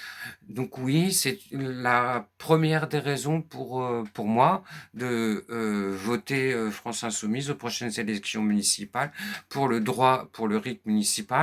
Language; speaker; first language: French; native; French